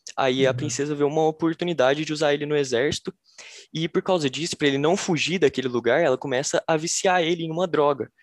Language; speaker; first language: Portuguese; native; Portuguese